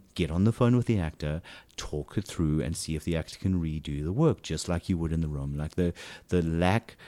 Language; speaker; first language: English; native; English